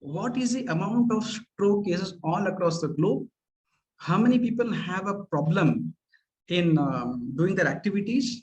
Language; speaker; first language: English; non-native, local second language; Kannada